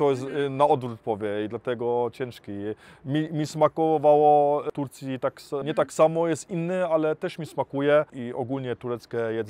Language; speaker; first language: Polish; early bilingual, heritage; Polish